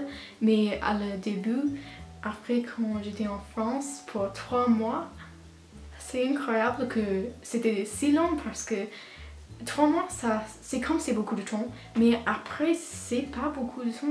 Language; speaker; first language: French; non-native, learner; English